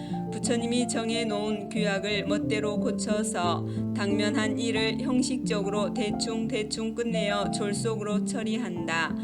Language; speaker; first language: Korean; native; Korean